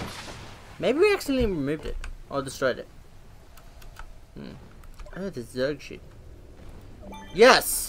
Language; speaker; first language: English; native; English